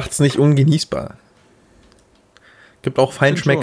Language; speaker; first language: German; native; German